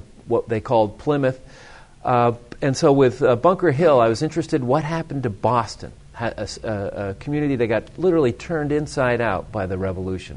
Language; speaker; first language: English; native; English